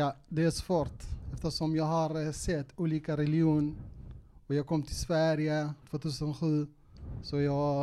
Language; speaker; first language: Swedish; non-native, local second language; Kurdish